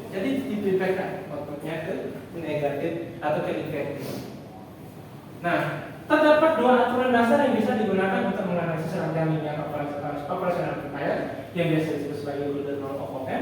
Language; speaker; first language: Indonesian; native; Indonesian